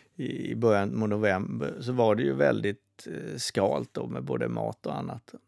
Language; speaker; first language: Swedish; native; Swedish